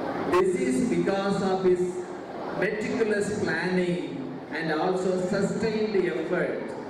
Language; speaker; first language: English; non-native, local second language; Tamil